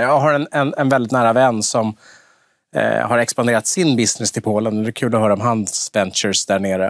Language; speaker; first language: Swedish; native; Swedish